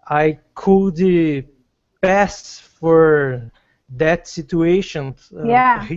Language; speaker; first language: English; non-native, learner; Portuguese